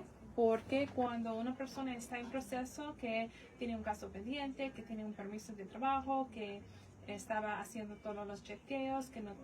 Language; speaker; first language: Spanish; non-native, fluent; English